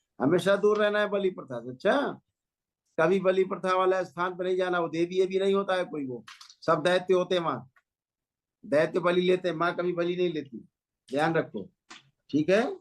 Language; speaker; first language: Hindi; native; Hindi